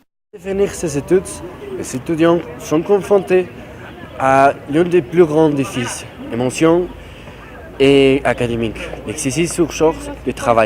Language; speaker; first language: French; non-native, learner; Spanish